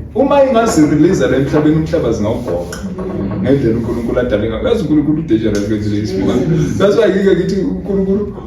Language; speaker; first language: Zulu; native; Zulu